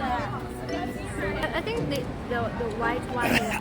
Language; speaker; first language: English; non-native, learner; Chinese